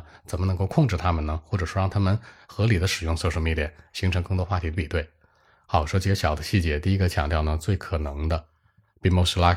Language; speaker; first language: Chinese; native; Chinese